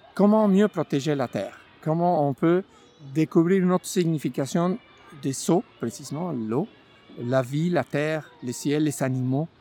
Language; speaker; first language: French; non-native, fluent; Spanish